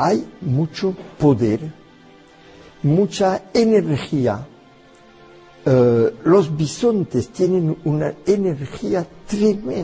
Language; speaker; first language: Spanish; non-native, fluent; French